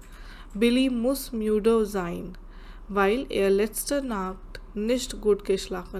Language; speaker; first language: German; non-native, learner; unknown